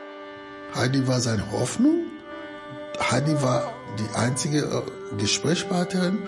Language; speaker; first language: German; non-native, fluent; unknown